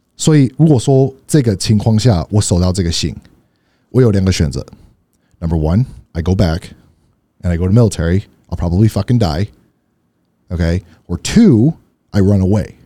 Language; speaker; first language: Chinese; early bilingual, heritage; Chinese